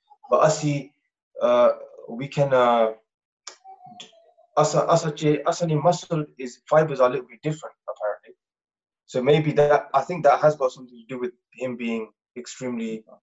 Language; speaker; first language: English; early bilingual, other home language; Punjabi